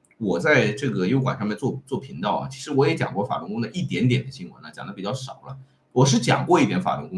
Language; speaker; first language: Chinese; native; Chinese